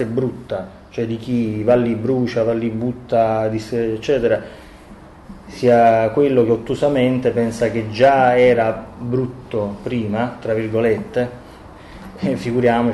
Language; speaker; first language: Italian; native; Italian